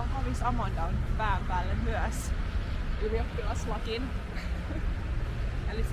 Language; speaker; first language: Finnish; native; Finnish